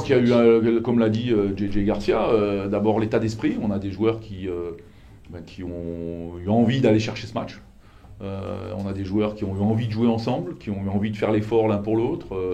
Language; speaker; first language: French; native; French